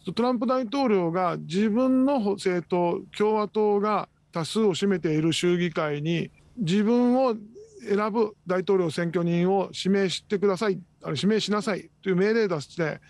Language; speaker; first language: Japanese; native; Japanese